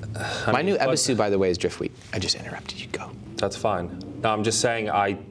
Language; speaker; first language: English; native; English